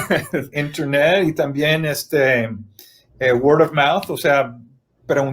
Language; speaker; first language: Spanish; early bilingual, heritage; Spanish